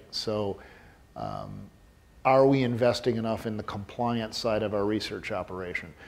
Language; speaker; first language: English; native; English